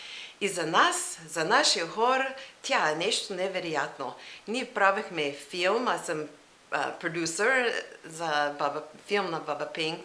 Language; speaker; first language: Bulgarian; non-native, learner; English